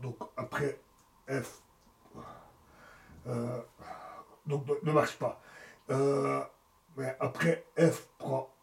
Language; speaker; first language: French; native; French